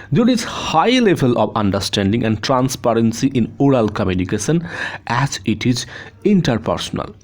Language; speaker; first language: English; non-native, local second language; Bangla